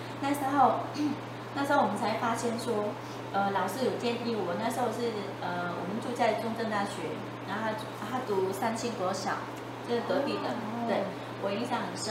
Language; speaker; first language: Chinese; non-native, fluent; Vietnamese